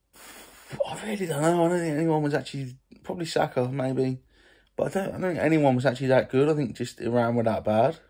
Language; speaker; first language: English; native; English